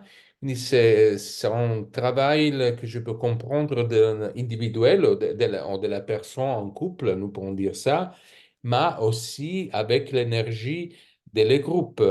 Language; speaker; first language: French; non-native, fluent; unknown